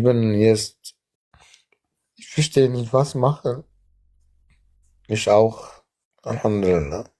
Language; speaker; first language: German; non-native, learner; Arabic